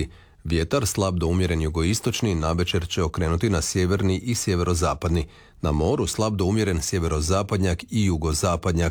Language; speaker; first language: Serbian; native; Serbian